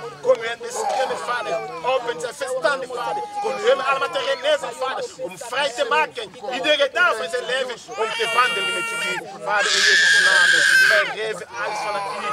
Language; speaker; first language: Dutch; non-native, learner; Portuguese